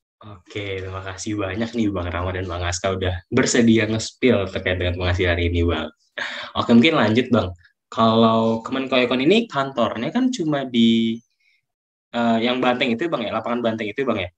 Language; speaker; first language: Indonesian; native; Indonesian